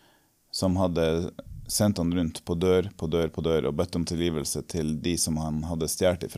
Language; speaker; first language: Norwegian; native; Norwegian